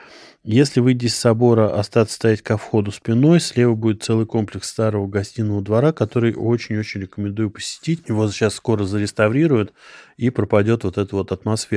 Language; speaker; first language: Russian; native; Russian